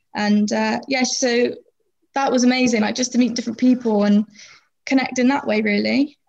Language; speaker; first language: English; native; English